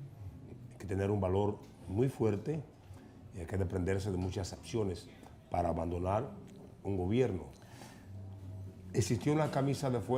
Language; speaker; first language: Spanish; native; Spanish